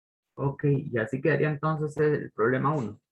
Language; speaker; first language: Spanish; native; Spanish